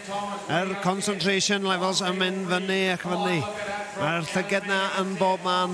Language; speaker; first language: Welsh; native; Welsh